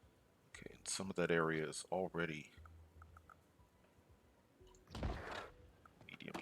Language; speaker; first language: English; native; English